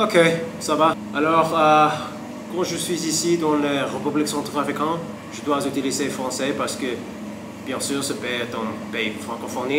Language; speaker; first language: French; non-native, learner; English